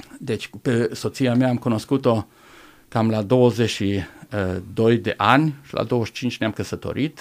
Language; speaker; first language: Romanian; non-native, local second language; German